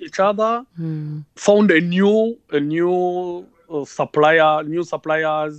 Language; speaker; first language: English; non-native, local second language; Kinyarwanda